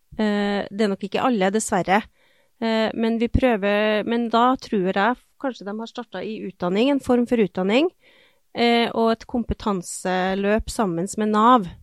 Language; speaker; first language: Norwegian; native; Norwegian